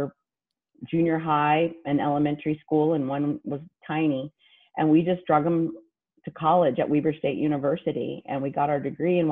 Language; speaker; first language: English; native; English